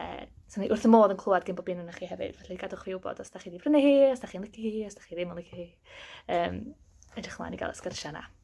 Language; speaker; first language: Welsh; native; Welsh